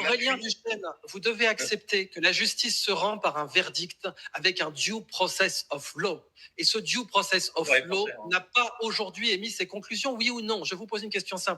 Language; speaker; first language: French; native; French